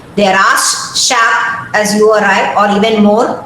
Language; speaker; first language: English; non-native, local second language; Malayalam